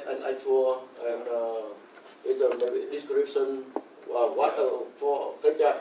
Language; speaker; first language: English; non-native, learner; Vietnamese